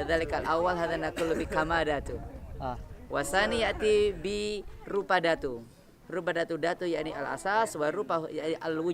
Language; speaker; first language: Arabic; non-native, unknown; Indonesian